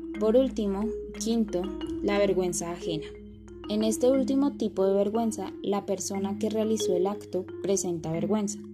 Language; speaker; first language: Spanish; native; Spanish